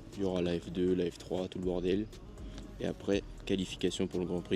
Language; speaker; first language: French; native; French